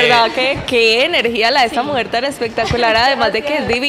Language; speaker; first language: Spanish; native; Spanish